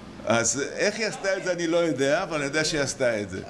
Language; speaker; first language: Hebrew; early bilingual, other home language; Yiddish